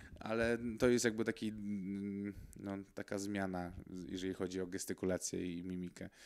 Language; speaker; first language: Polish; early bilingual, other home language; Mongolian